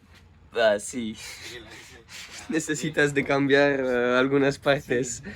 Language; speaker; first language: Spanish; non-native, learner; French